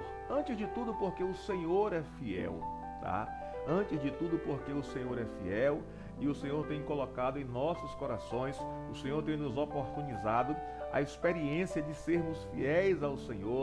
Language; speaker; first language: Portuguese; native; Portuguese